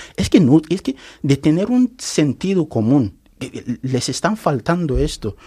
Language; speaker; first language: Spanish; non-native, fluent; Igbo